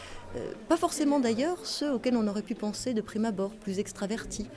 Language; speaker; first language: French; native; French